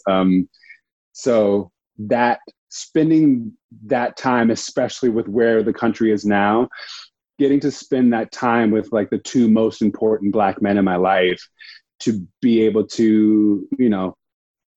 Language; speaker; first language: English; native; English